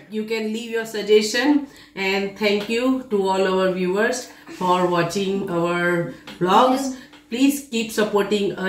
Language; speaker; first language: English; non-native, local second language; Gujarati